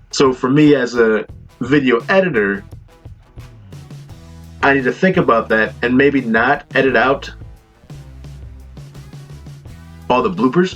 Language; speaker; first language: English; native; English